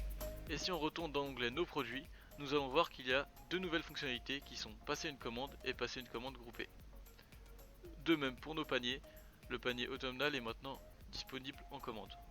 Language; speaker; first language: French; native; French